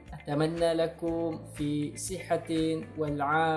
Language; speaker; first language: Arabic; non-native, learner; Malay